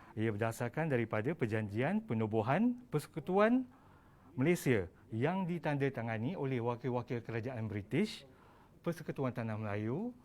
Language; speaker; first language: Malay; native; Malay